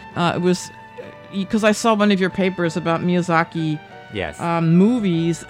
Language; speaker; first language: English; native; English